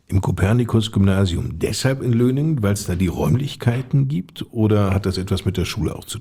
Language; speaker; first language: German; native; German